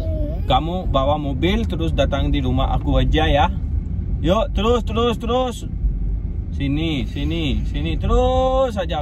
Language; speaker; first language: Indonesian; non-native, learner; Urdu